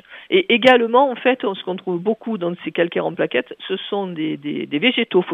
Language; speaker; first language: French; native; French